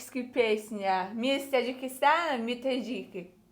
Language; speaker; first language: Russian; non-native, learner; Tajik